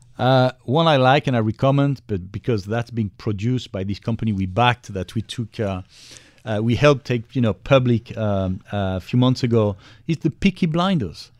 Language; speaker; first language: English; non-native, fluent; French